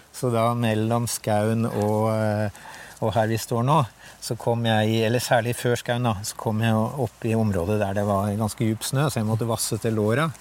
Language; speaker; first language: Norwegian; native; Norwegian